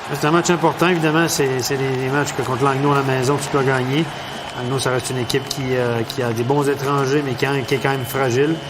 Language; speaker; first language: French; native; French